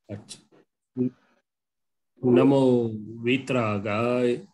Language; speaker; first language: Hindi; non-native, local second language; Gujarati